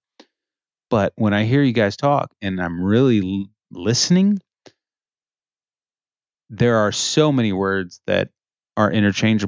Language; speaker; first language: English; early bilingual, other home language; French